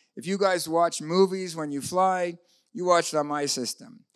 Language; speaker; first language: English; native; English